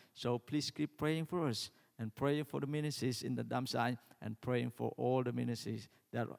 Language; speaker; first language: English; non-native, learner; Khmer